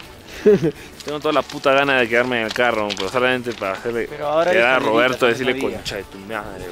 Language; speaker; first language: Spanish; native; Spanish